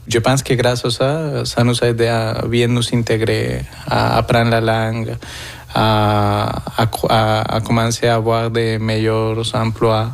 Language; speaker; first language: French; non-native, fluent; Spanish